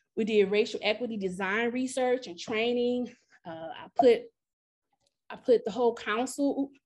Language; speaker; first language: English; native; English